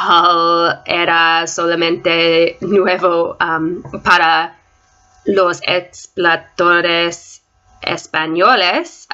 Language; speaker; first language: Spanish; non-native, learner; English